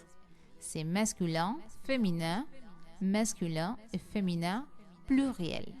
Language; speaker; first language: French; non-native, learner; Spanish